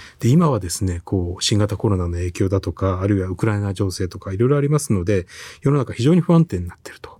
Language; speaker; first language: Japanese; native; Japanese